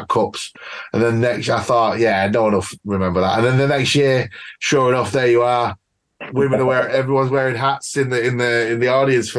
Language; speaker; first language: English; native; English